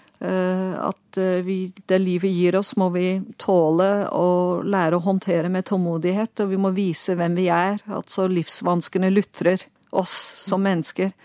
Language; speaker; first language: Norwegian; non-native, fluent; Dutch